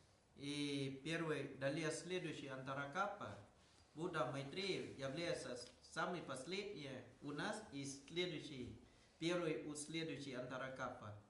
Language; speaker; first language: Russian; non-native, learner; Thai